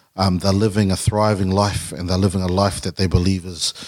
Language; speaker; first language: English; native; English